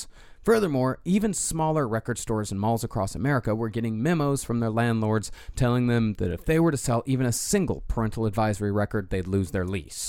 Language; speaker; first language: English; native; English